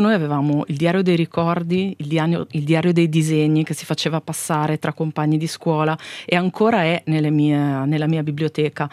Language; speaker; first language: Italian; native; Italian